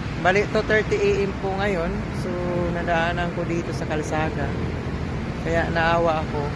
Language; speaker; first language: Filipino; non-native, local second language; Waray